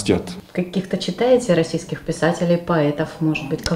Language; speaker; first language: Russian; native; Russian